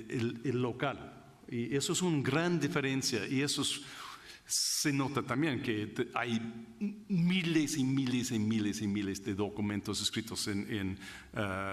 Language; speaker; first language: Spanish; non-native, fluent; English